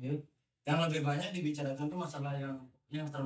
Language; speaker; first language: Indonesian; native; Indonesian